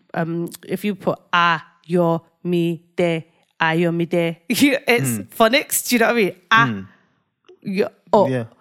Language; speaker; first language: English; native; English